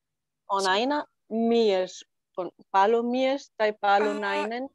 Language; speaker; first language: Finnish; non-native, learner; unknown